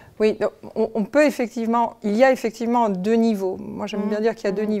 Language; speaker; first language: French; native; French